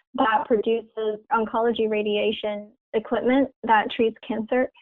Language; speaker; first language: English; non-native, fluent; Chinese